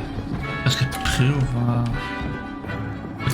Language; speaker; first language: Swedish; non-native, learner; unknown